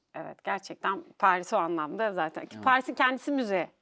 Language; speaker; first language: Turkish; native; Turkish